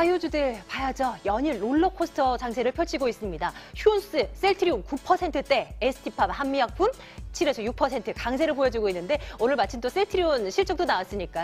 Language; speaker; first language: Korean; native; Korean